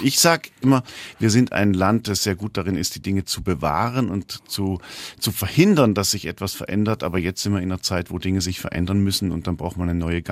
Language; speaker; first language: German; native; German